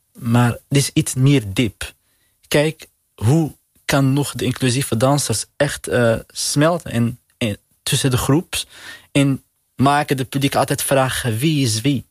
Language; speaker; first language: Dutch; non-native, learner; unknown